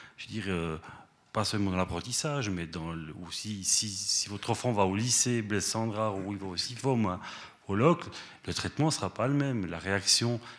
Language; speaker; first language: French; early bilingual, other home language; Spanish